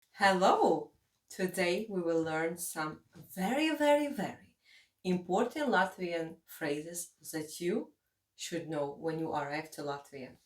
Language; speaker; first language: English; non-native, fluent; Latvian